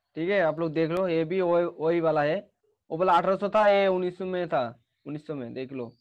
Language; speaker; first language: Hindi; non-native, local second language; Bangla